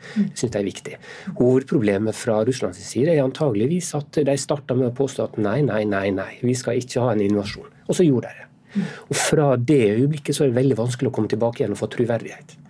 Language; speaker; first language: Norwegian; native; Norwegian